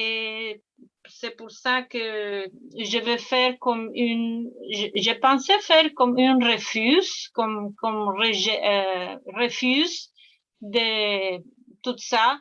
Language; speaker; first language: French; non-native, fluent; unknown